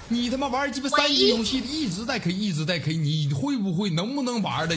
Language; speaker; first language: Chinese; native; Chinese